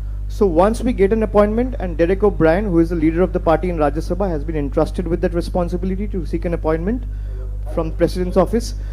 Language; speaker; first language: English; non-native, local second language; Bangla